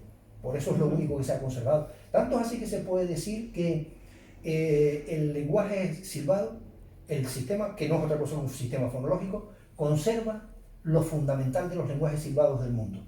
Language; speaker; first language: Spanish; native; Spanish